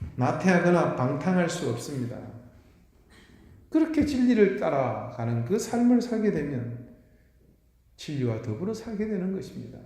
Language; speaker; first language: Korean; native; Korean